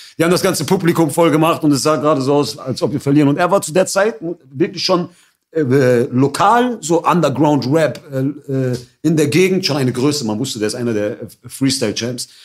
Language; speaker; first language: German; early bilingual, other home language; Persian